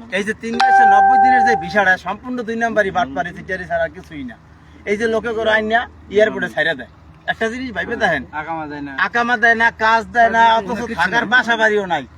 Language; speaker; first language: Bangla; native; Bangla